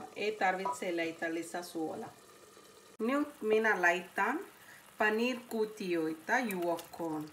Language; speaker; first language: Finnish; non-native, learner; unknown